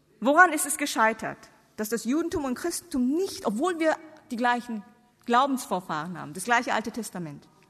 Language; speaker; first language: German; non-native, fluent; Korean